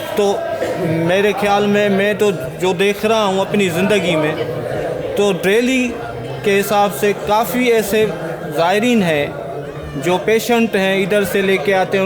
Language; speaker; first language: Urdu; non-native, local second language; Sindhi